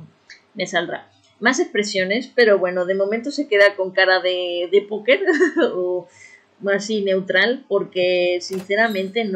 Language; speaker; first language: Spanish; native; Spanish